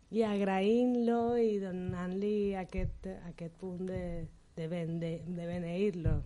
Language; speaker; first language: Catalan; non-native, fluent; Spanish